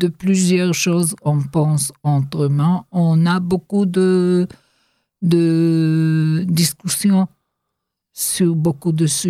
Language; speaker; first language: French; non-native, learner; Hebrew